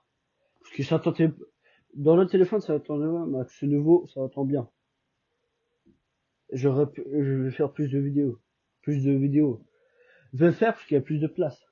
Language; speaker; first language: French; non-native, fluent; Albanian